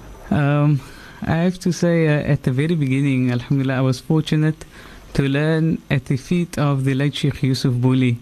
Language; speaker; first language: English; native; English